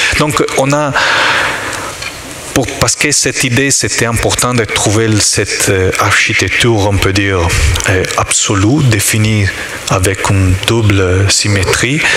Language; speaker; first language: French; non-native, learner; Italian